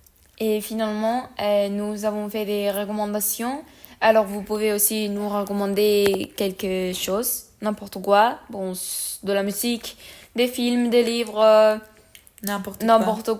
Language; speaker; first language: French; non-native, learner; Spanish